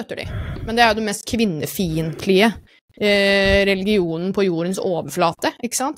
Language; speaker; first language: Norwegian; native; Norwegian